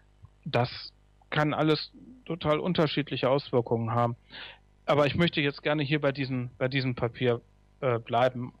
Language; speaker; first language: German; native; German